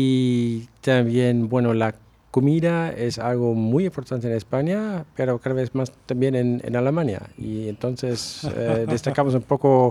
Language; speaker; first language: Spanish; non-native, fluent; German